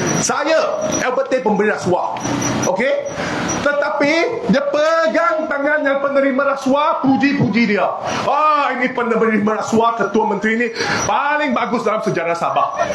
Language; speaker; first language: Malay; non-native, local second language; Chinese